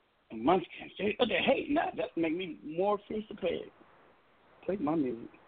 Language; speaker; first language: English; native; English